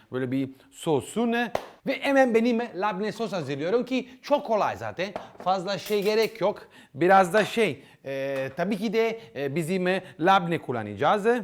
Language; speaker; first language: Turkish; non-native, learner; Italian